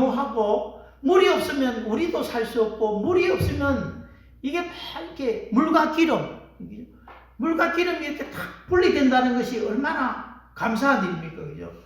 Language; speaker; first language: Korean; native; Korean